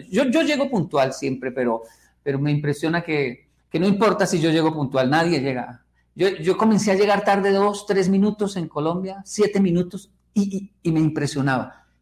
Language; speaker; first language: Spanish; native; Spanish